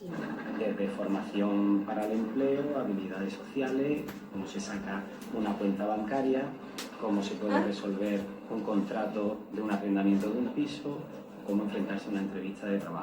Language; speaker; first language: Spanish; native; Spanish